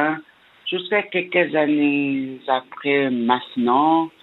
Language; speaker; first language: French; non-native, learner; Portuguese